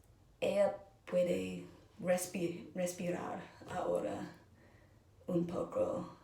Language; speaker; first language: Spanish; non-native, learner; English